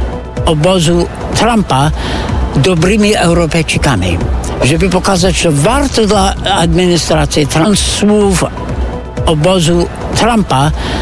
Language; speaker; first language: Polish; non-native, fluent; English